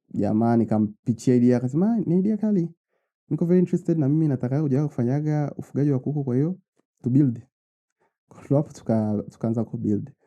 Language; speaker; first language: Swahili; native; Swahili